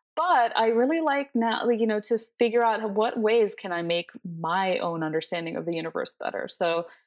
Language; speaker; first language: English; early bilingual, other home language; Spanish